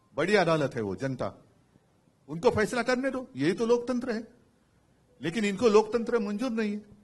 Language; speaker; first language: Hindi; non-native, local second language; Marathi